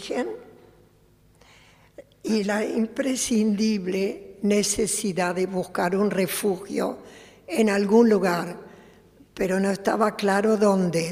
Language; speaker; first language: Spanish; early bilingual, other home language; Polish